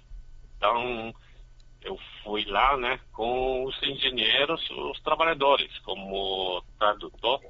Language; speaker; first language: Portuguese; non-native, fluent; Chinese